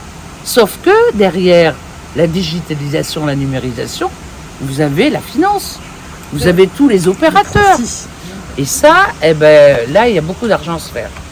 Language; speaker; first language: French; native; French